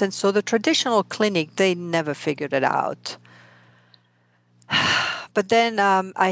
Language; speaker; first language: English; non-native, fluent; French